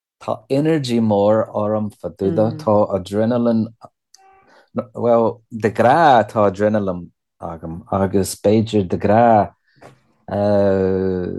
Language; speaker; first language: Irish; non-native, learner; English